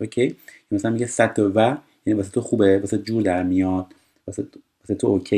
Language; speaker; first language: Persian; native; Persian